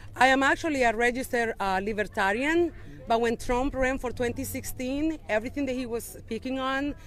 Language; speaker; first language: English; non-native, fluent; Spanish